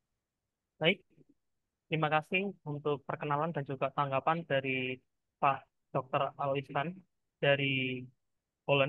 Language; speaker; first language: Indonesian; native; Indonesian